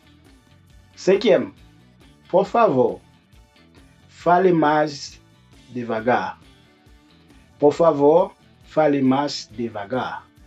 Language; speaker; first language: Portuguese; non-native, fluent; Haitian Creole